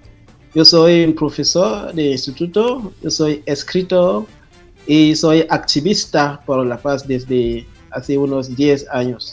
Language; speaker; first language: Spanish; non-native, fluent; French